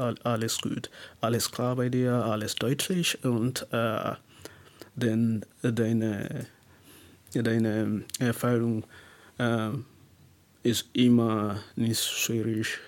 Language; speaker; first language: German; non-native, learner; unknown